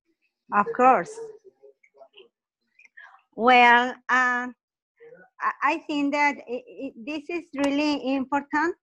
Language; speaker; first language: English; non-native, learner; Spanish